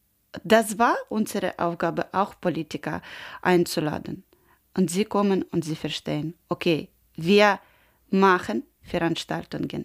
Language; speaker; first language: German; non-native, learner; Ukrainian